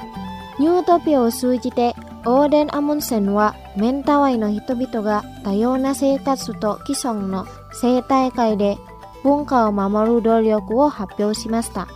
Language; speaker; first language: Japanese; non-native, fluent; Indonesian